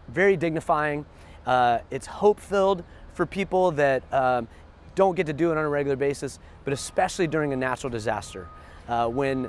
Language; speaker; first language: English; native; English